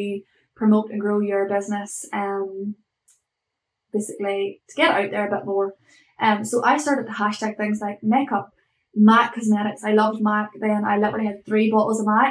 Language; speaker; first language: English; native; English